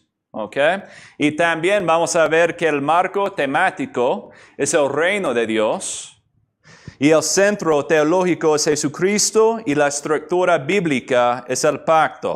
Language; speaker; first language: Spanish; non-native, fluent; English